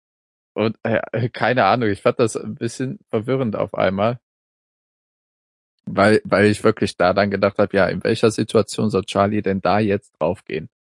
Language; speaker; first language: German; native; German